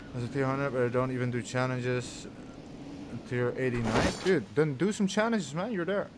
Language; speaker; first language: English; non-native, fluent; Dutch